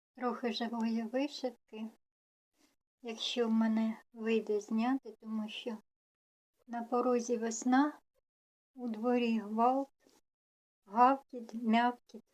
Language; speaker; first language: Ukrainian; non-native, local second language; Russian